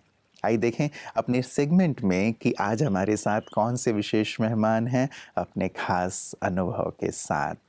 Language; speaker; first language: Hindi; native; Hindi